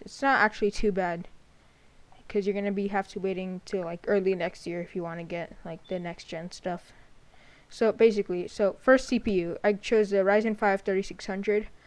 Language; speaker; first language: English; native; English